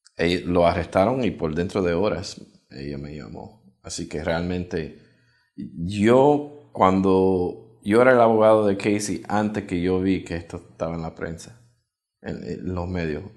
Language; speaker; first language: Spanish; early bilingual, heritage; Spanish